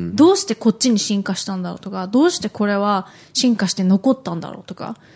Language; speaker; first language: Japanese; native; Japanese